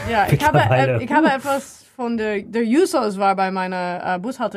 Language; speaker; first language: German; non-native, learner; English